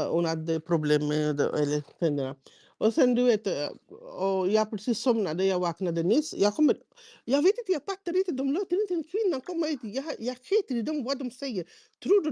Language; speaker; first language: Swedish; early bilingual, other home language; Baluchi